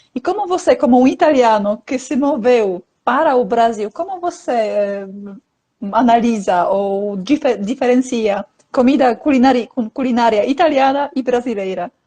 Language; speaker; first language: Portuguese; non-native, fluent; Polish